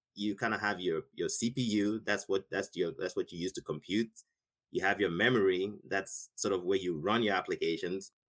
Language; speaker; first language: English; non-native, local second language; Igbo